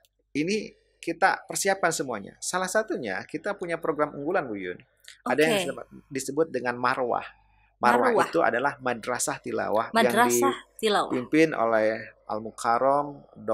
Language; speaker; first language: Indonesian; native; Indonesian